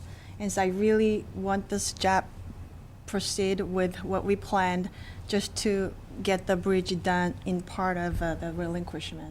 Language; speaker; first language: English; non-native, fluent; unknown